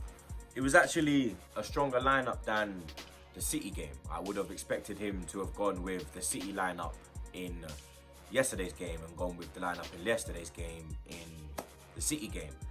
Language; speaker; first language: English; native; English